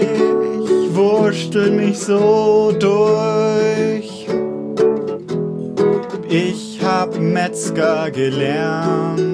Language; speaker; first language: German; native; German